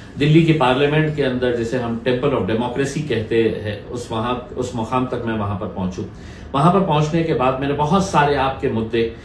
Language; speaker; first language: Urdu; native; Urdu